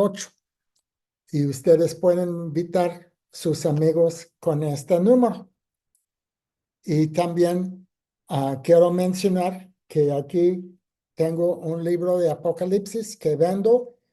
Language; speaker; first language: Spanish; non-native, fluent; English